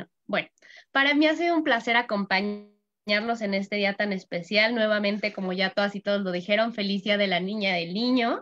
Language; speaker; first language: Spanish; native; Spanish